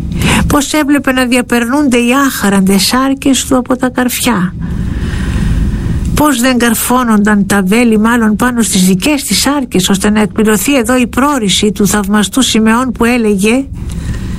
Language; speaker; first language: Greek; native; Greek